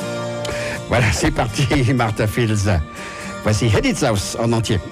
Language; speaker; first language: French; native; French